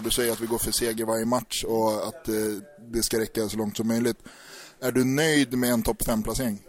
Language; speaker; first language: Swedish; native; Swedish